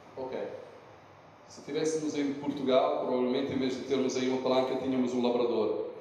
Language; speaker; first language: Portuguese; non-native, fluent; Italian